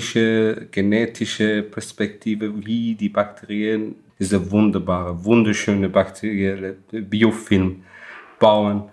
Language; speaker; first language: German; non-native, fluent; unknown